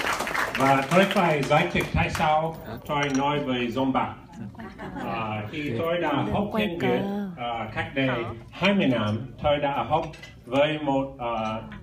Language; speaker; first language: Vietnamese; non-native, fluent; English